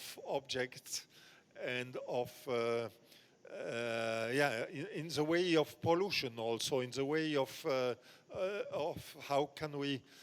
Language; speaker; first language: English; non-native, fluent; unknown